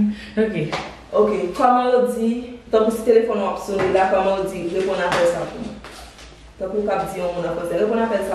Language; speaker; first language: French; non-native, learner; Haitian Creole